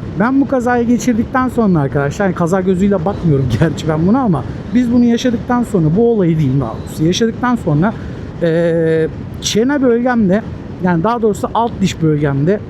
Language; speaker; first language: Turkish; native; Turkish